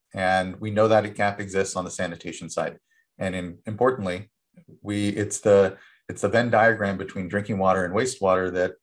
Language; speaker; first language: English; early bilingual, other home language; Spanish